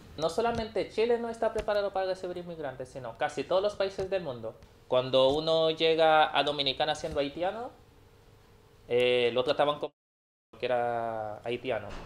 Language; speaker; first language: Spanish; native; Spanish